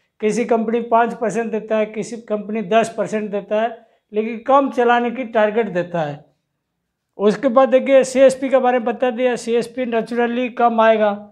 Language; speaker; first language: Hindi; non-native, local second language; Odia